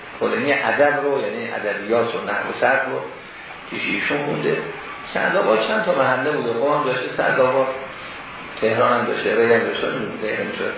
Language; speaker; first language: Persian; native; Persian